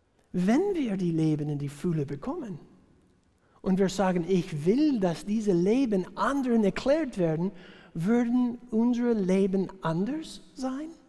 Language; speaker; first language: German; non-native, fluent; English